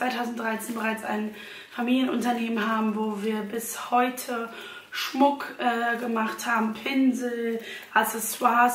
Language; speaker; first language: German; native; German